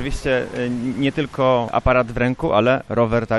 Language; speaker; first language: Polish; native; Polish